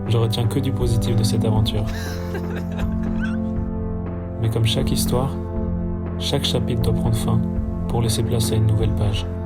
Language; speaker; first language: French; native; French